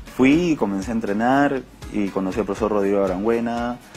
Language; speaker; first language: Spanish; native; Spanish